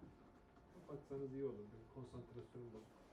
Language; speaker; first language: Turkish; native; Turkish